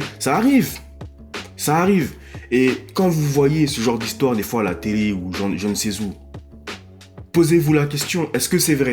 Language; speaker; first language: French; native; French